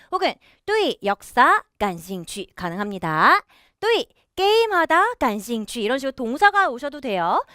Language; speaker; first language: Korean; native; Korean